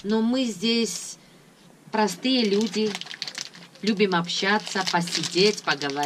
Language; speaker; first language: Russian; non-native, local second language; Greek